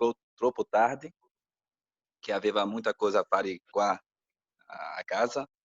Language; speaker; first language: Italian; non-native, learner; Portuguese